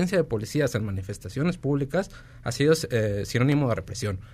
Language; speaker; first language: Spanish; native; Spanish